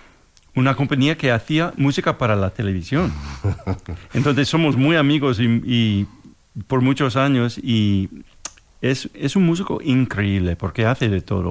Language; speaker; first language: Spanish; non-native, fluent; English